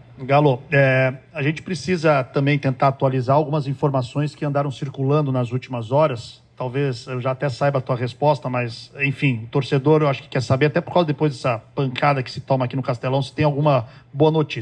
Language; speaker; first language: Portuguese; native; Portuguese